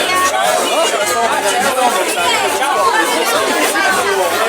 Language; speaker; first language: French; native; French